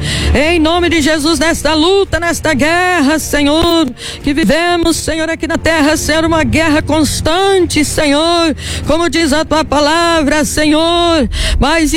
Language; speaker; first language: Portuguese; native; Portuguese